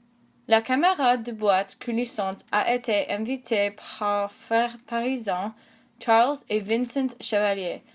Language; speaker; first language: French; non-native, learner; English